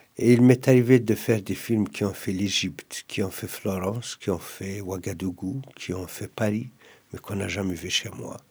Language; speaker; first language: French; non-native, local second language; Kabyle